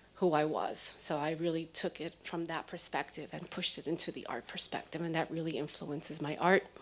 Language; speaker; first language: English; early bilingual, other home language; Spanish